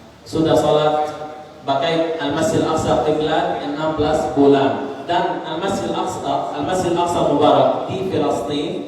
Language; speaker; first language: Indonesian; non-native, learner; Arabic